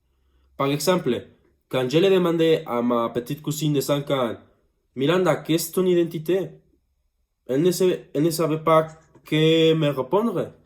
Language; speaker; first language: French; non-native, learner; Spanish